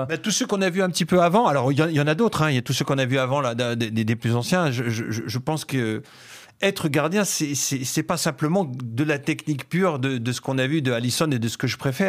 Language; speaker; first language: French; native; French